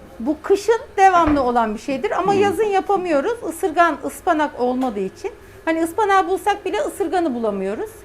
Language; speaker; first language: Turkish; native; Turkish